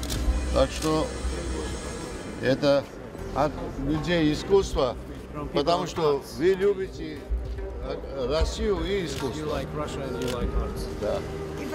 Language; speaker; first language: Russian; non-native, fluent; Georgian